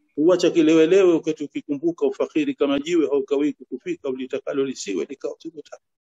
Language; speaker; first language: Swahili; native; Swahili